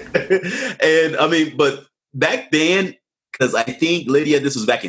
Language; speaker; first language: English; native; English